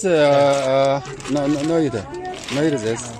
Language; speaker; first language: English; non-native, learner; Chinese